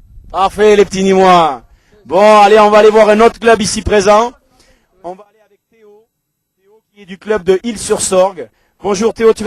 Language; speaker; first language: French; native; French